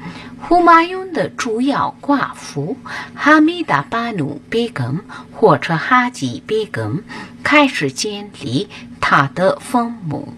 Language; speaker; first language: Chinese; non-native, fluent; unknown